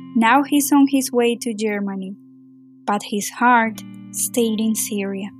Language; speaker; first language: English; non-native, fluent; Spanish